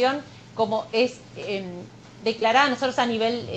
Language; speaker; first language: Spanish; native; Spanish